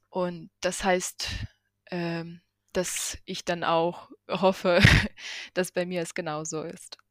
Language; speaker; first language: German; non-native, fluent; Ukrainian